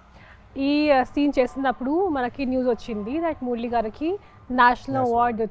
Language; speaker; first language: Telugu; non-native, local second language; Hindi